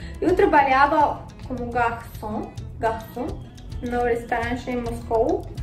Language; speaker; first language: Portuguese; non-native, learner; Russian